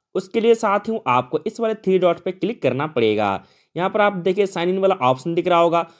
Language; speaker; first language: Hindi; native; Hindi